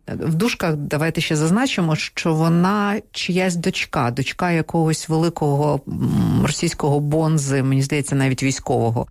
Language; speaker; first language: Ukrainian; non-native, local second language; Russian